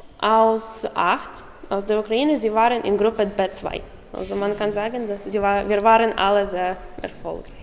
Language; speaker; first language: German; non-native, learner; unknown